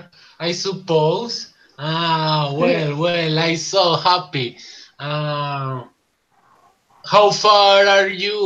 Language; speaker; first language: English; non-native, learner; Spanish